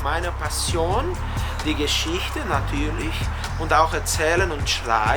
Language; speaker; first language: German; non-native, fluent; Portuguese